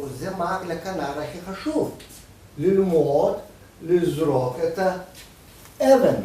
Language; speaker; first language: Hebrew; non-native, fluent; Russian